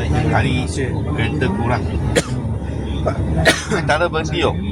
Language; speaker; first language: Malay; non-native, local second language; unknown